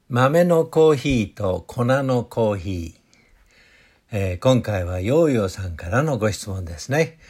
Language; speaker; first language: Japanese; native; Japanese